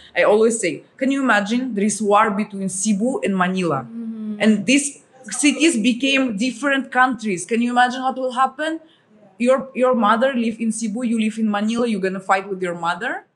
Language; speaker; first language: English; non-native, fluent; Russian